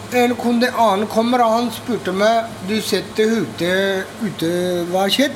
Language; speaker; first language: Norwegian; non-native, learner; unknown